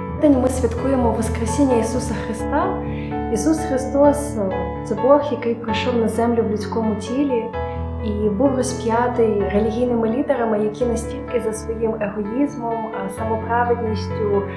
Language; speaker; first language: Ukrainian; native; Ukrainian